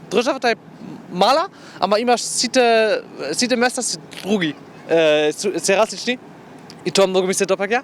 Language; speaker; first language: Macedonian; non-native, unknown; German